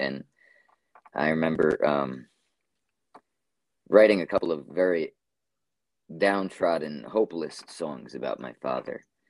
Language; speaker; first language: English; native; English